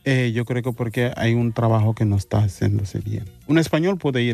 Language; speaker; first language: Spanish; non-native, fluent; Mandingo